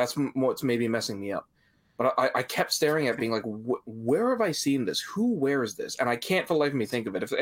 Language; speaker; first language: English; native; English